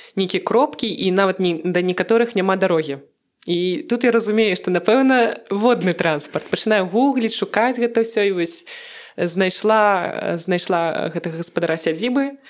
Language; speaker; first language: Belarusian; non-native, local second language; Russian